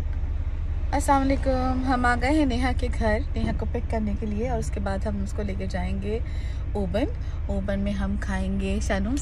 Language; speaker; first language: Hindi; native; Hindi